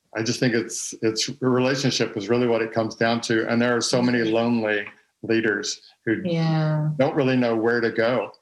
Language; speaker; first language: English; native; English